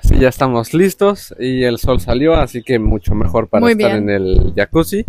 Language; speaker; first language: Spanish; native; Spanish